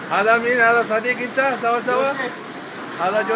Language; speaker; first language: Arabic; non-native, learner; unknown